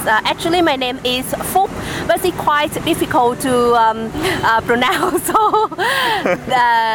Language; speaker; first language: English; non-native, learner; Vietnamese